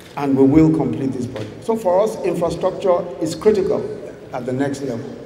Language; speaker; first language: English; non-native, local second language; Yoruba